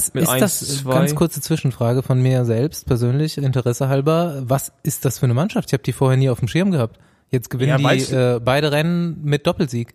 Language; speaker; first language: German; native; German